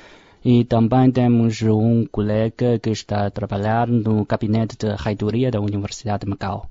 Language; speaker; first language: Portuguese; non-native, fluent; Chinese